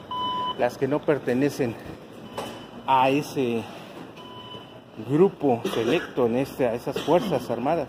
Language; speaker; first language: Spanish; native; Spanish